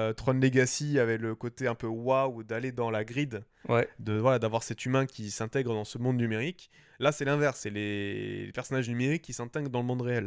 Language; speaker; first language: French; native; French